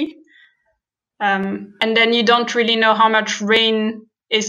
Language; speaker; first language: English; non-native, fluent; French